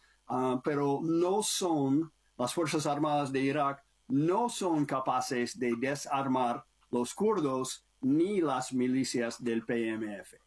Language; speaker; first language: Spanish; non-native, learner; English